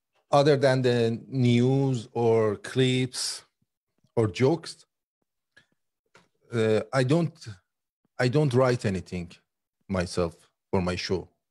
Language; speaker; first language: English; non-native, fluent; Persian